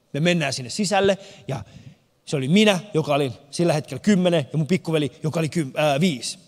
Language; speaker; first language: Finnish; early bilingual, other home language; Persian